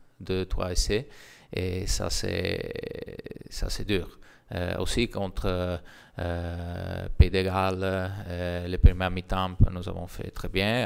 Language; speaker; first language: French; non-native, learner; Italian